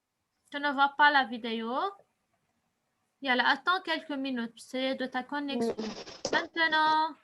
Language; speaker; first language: French; non-native, local second language; Arabic